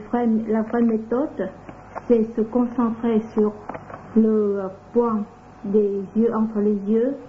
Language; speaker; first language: French; non-native, fluent; Vietnamese